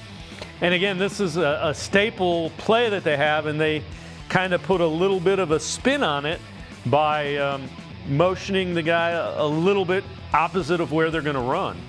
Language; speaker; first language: English; native; English